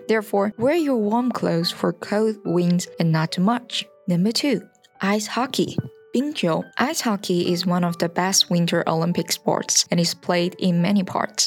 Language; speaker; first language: English; non-native, fluent; Chinese